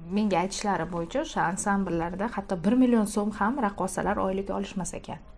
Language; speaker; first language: Uzbek; native; Uzbek